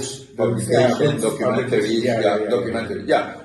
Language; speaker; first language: English; non-native, fluent; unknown